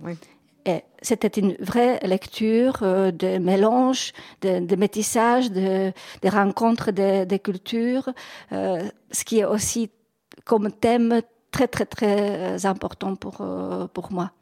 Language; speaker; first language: French; non-native, fluent; Czech